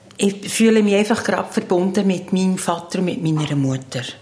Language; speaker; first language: German; native; German